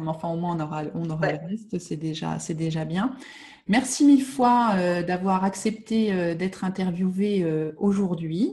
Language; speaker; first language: French; native; French